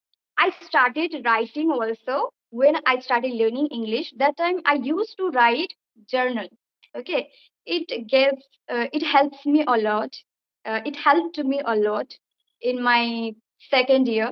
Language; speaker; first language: English; non-native, fluent; Bangla